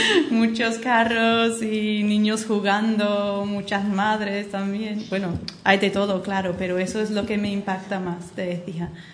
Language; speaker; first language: Spanish; non-native, fluent; English